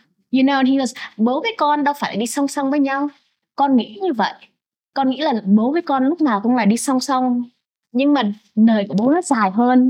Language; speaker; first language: Vietnamese; early bilingual, heritage; Vietnamese